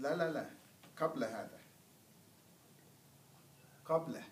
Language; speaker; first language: Arabic; non-native, fluent; English